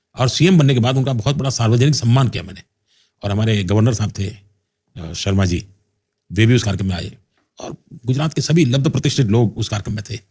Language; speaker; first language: Hindi; non-native, local second language; Gujarati